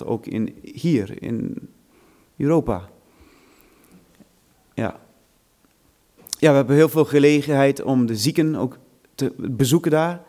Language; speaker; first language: Dutch; non-native, fluent; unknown